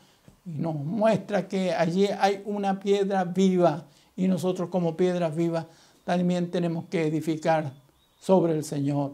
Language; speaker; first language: Spanish; native; Spanish